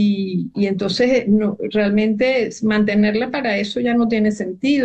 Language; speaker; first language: Spanish; native; Spanish